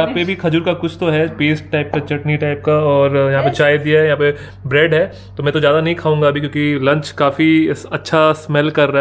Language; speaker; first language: English; non-native, local second language; Hindi